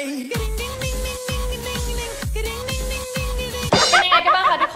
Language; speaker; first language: Thai; native; Thai